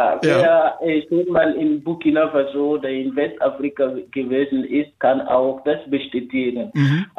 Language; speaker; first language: German; non-native, fluent; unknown